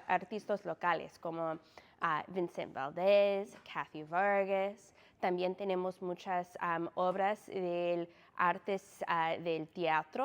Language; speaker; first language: Spanish; non-native, fluent; English